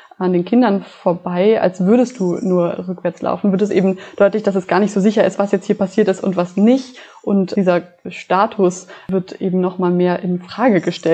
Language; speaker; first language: German; native; German